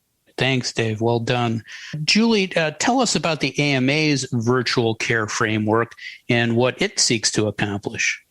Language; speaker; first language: English; native; English